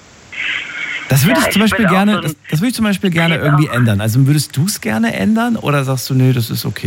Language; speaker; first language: German; native; German